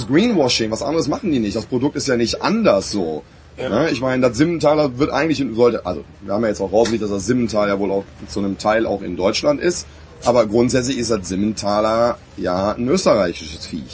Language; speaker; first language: German; native; German